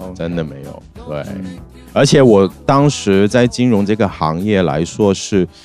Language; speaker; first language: Chinese; non-native, local second language; Cantonese